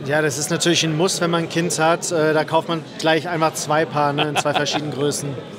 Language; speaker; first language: German; native; German